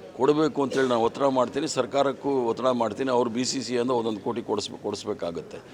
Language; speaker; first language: Kannada; native; Kannada